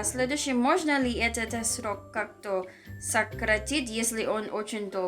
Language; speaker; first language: Russian; non-native, learner; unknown